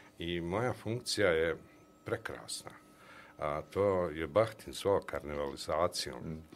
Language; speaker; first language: Bosnian; native; Bosnian